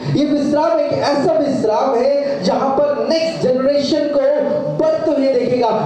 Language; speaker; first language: Hindi; non-native, local second language; Bangla